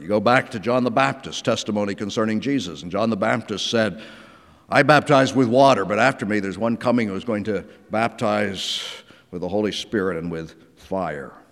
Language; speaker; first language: English; native; English